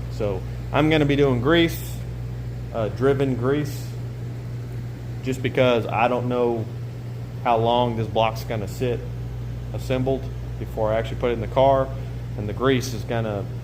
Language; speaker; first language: English; native; English